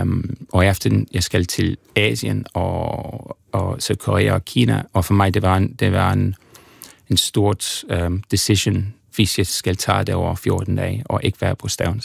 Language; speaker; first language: Danish; non-native, learner; English